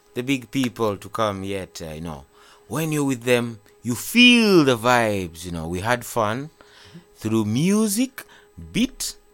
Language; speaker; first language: English; non-native, local second language; Ganda